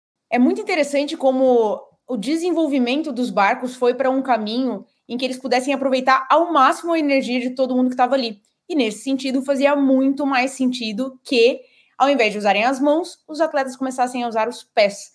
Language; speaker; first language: Portuguese; native; Portuguese